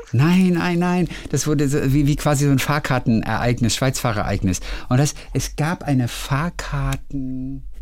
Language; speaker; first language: German; native; German